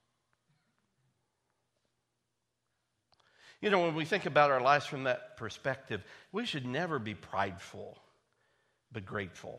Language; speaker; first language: English; native; English